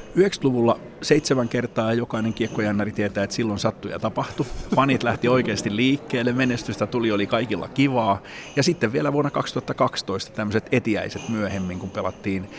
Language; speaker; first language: Finnish; native; Finnish